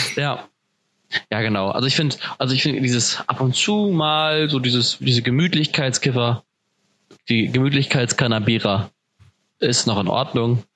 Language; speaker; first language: German; native; German